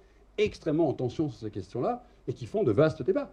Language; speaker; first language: French; native; French